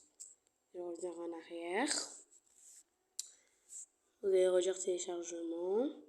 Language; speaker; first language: French; native; French